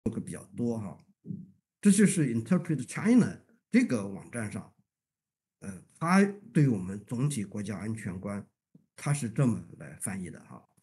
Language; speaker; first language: Chinese; native; Chinese